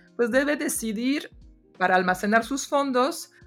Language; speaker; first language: Spanish; non-native, fluent; French